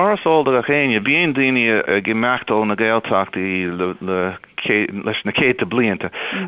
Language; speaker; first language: Irish; non-native, fluent; English